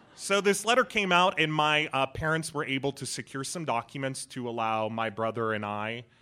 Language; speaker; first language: English; early bilingual, other home language; Persian